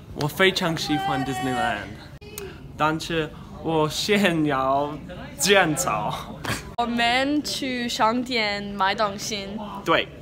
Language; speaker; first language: Chinese; non-native, learner; English